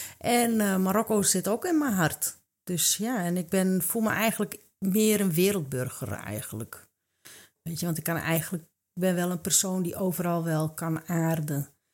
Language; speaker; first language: Dutch; early bilingual, other home language; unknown